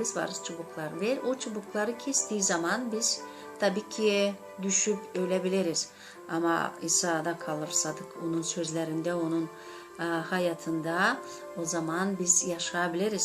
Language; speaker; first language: Turkish; non-native, learner; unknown